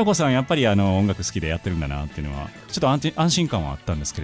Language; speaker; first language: Japanese; native; Japanese